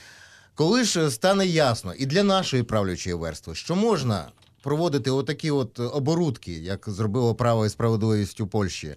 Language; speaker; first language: Ukrainian; native; Ukrainian